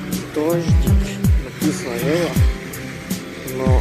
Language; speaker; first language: Russian; non-native, learner; Tajik